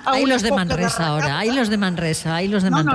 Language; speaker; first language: Spanish; non-native, local second language; Catalan